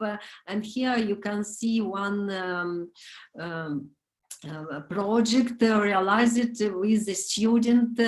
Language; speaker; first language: English; non-native, learner; Romanian